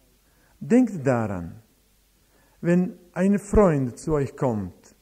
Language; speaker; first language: German; non-native, fluent; Croatian